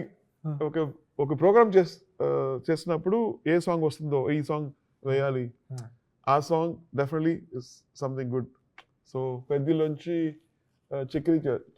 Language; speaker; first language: Telugu; non-native, learner; Tamil